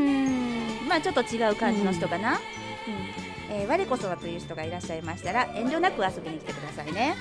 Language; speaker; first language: Japanese; native; Japanese